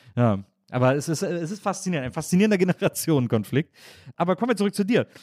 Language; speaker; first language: German; native; German